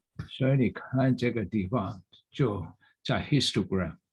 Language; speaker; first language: Chinese; non-native, fluent; English